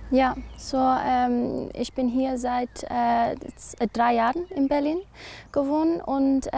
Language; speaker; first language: German; non-native, learner; English